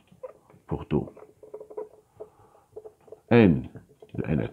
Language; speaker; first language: French; non-native, local second language; Arabic